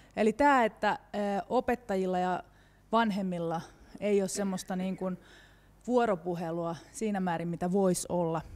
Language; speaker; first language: Finnish; native; Finnish